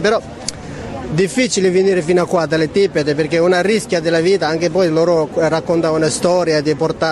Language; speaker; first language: Italian; non-native, fluent; Tibetan